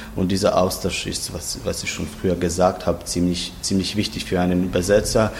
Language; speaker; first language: German; non-native, fluent; Croatian